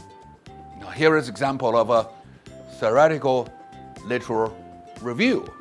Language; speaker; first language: English; non-native, fluent; Chinese